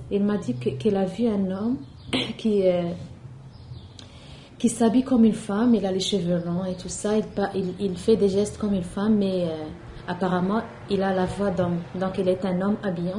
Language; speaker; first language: French; non-native, local second language; Arabic